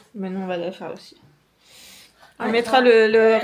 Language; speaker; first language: French; native; French